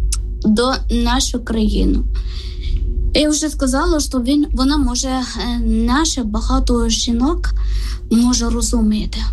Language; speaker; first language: Ukrainian; non-native, learner; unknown